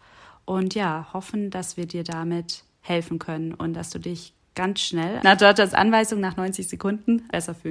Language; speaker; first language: German; native; German